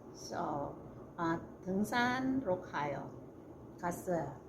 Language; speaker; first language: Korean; non-native, learner; Cebuano